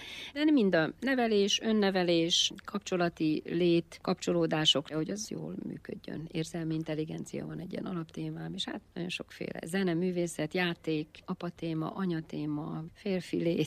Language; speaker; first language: Hungarian; native; Hungarian